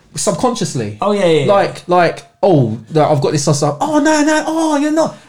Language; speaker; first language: English; native; English